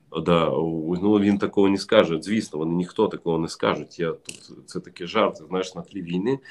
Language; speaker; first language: Ukrainian; non-native, local second language; Russian